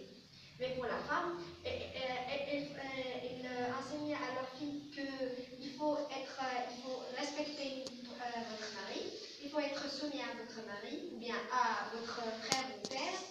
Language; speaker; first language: French; non-native, local second language; Arabic